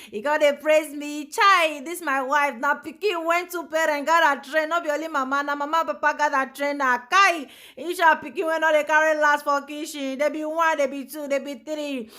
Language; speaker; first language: Nigerian Pidgin; native; Nigerian Pidgin